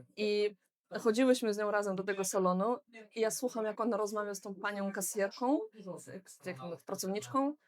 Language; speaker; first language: Polish; non-native, fluent; Belarusian